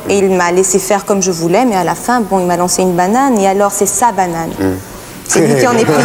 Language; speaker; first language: French; native; French